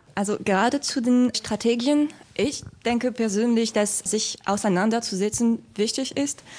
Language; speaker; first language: German; non-native, fluent; French